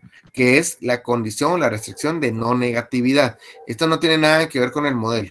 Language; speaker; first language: Spanish; native; Spanish